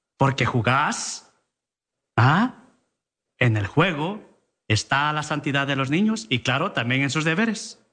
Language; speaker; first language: Spanish; early bilingual, heritage; Spanish